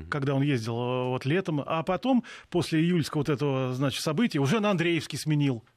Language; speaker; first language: Russian; native; Russian